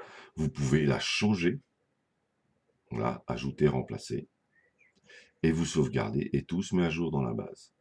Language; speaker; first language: French; native; French